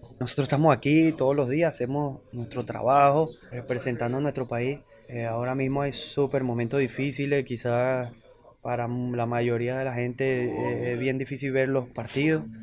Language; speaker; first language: Spanish; native; Spanish